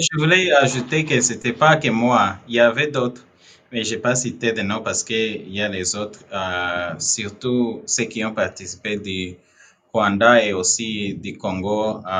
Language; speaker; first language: French; non-native, fluent; Kinyarwanda